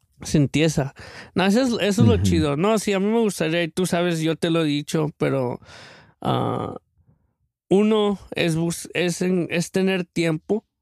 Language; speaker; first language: Spanish; early bilingual, other home language; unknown